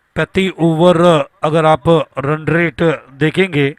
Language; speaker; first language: Hindi; non-native, local second language; Marathi